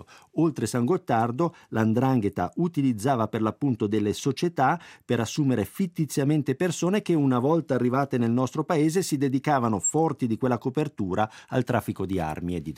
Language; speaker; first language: Italian; native; Italian